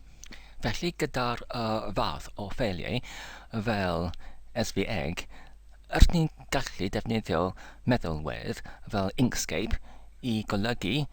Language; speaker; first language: Welsh; non-native, learner; English